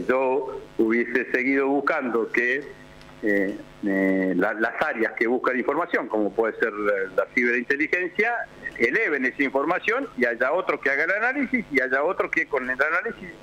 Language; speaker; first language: Spanish; native; Spanish